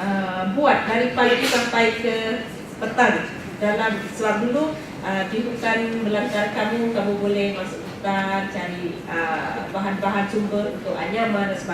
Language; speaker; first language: Malay; native; Malay